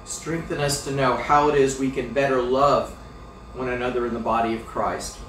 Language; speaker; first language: English; native; English